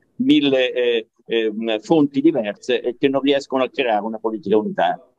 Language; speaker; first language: Italian; native; Italian